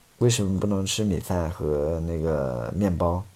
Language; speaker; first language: Chinese; non-native, fluent; English